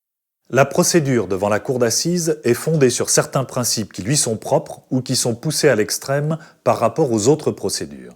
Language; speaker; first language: French; native; French